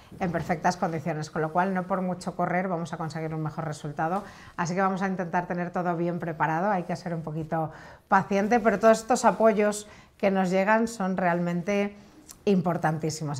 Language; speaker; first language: Spanish; native; Spanish